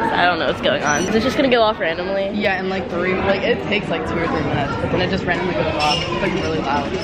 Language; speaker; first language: English; native; English